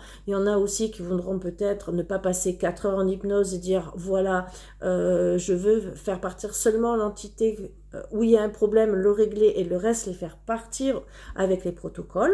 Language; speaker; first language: French; native; French